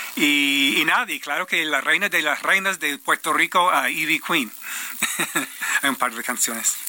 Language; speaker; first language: Spanish; non-native, fluent; English